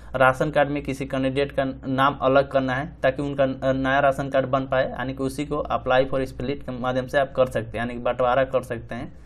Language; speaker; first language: Hindi; native; Hindi